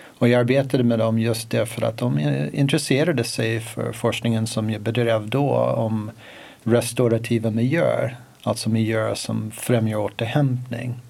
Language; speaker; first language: Swedish; non-native, fluent; English